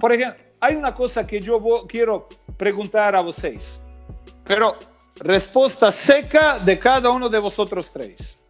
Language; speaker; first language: Spanish; non-native, fluent; Croatian